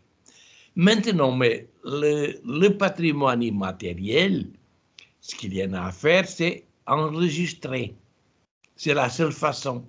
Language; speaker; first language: French; non-native, fluent; Portuguese